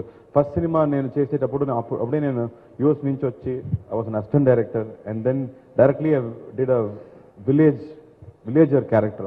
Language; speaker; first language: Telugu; non-native, local second language; Tamil